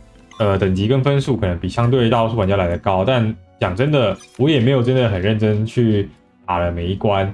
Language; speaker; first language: Chinese; native; Chinese